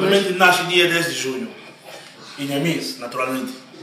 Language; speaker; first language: Portuguese; non-native, local second language; Upper Guinea Crioulo